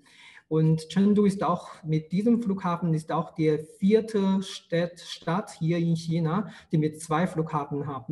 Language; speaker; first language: German; non-native, fluent; Chinese